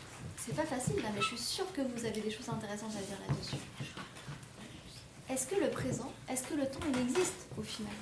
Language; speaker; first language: French; native; French